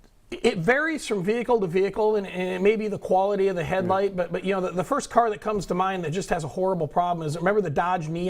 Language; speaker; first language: English; native; English